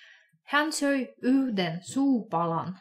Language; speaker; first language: Finnish; non-native, fluent; Russian